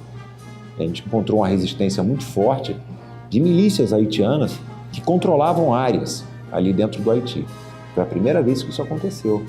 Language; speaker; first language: Portuguese; native; Portuguese